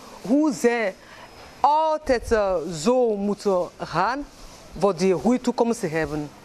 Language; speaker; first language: Dutch; non-native, learner; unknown